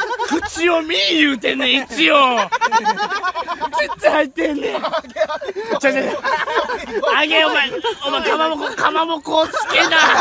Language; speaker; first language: Japanese; native; Japanese